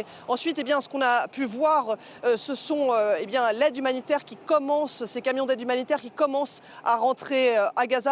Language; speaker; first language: French; native; French